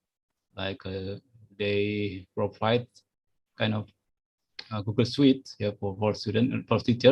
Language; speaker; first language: English; non-native, fluent; Indonesian